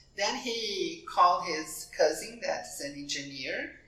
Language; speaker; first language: English; non-native, fluent; Portuguese